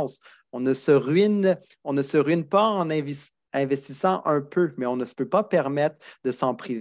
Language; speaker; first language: French; native; French